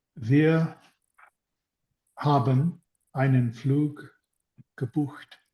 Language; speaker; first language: German; non-native, learner; English